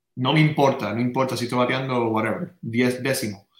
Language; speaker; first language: Spanish; native; Spanish